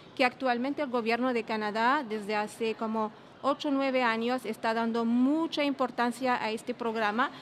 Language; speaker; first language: Spanish; non-native, fluent; Arabic